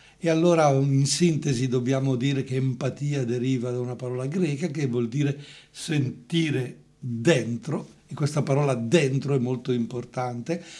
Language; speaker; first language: Italian; native; Italian